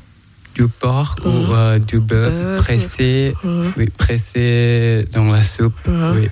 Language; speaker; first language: French; non-native, learner; Thai